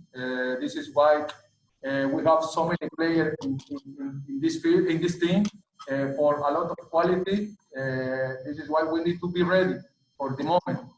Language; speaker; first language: English; non-native, learner; Spanish